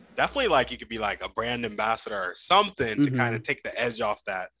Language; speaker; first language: English; native; English